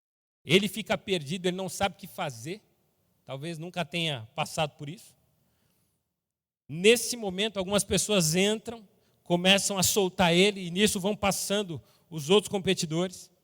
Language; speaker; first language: Portuguese; native; Portuguese